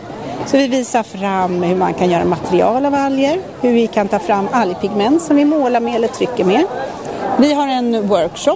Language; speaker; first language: Swedish; native; Swedish